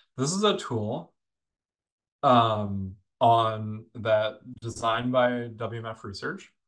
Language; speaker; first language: English; native; English